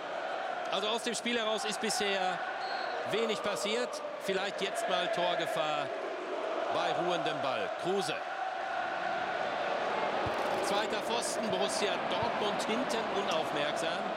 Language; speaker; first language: German; native; German